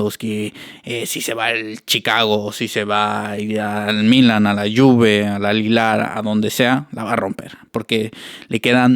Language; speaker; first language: Spanish; native; Spanish